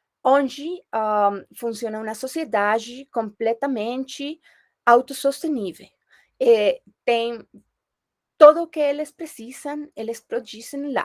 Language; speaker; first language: Portuguese; non-native, fluent; Spanish